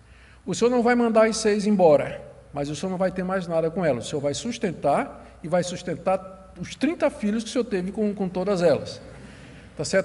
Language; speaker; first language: Portuguese; native; Portuguese